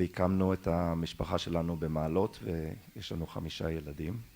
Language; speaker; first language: Hebrew; early bilingual, other home language; German